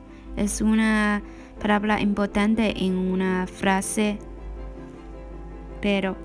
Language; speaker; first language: Spanish; non-native, learner; Chinese